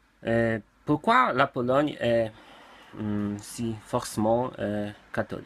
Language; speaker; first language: French; non-native, learner; Polish